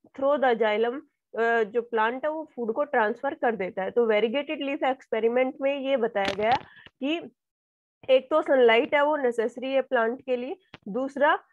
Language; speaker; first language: Hindi; native; Hindi